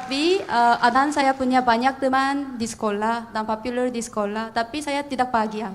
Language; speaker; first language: Indonesian; non-native, fluent; Korean